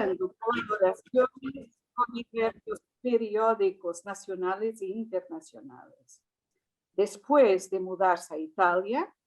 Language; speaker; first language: Spanish; non-native, fluent; Portuguese